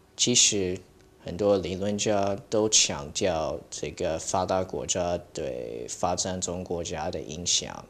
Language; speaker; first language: Chinese; early bilingual, heritage; Chinese